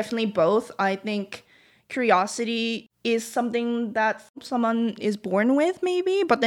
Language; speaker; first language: English; non-native, fluent; Korean